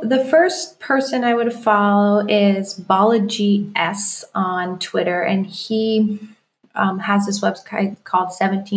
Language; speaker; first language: English; native; English